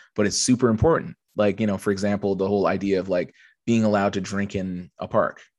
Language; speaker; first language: English; native; English